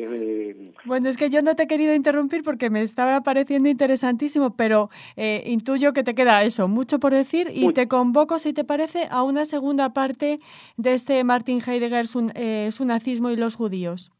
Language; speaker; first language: Spanish; native; Spanish